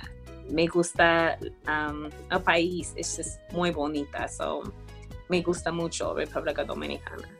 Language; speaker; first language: Spanish; early bilingual, heritage; English